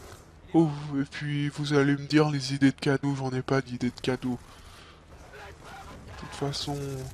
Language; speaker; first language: French; native; French